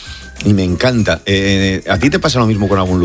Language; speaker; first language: Spanish; native; Spanish